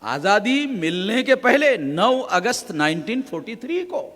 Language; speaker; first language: Hindi; non-native, local second language; Marathi